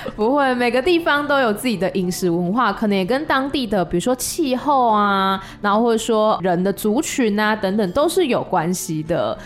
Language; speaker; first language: Chinese; native; Chinese